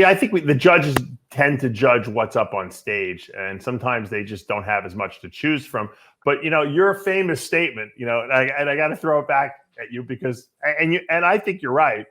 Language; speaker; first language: English; native; English